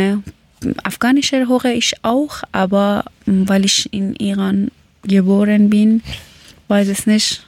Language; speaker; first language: German; non-native, learner; Persian